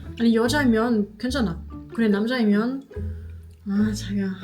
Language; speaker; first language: Korean; non-native, fluent; German